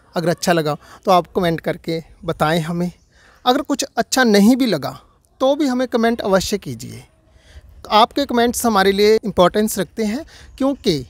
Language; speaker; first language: Hindi; non-native, local second language; Punjabi